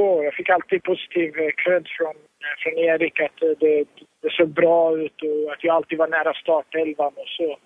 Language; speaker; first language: Swedish; early bilingual, other home language; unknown